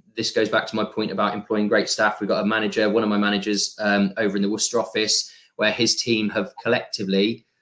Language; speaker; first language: English; native; English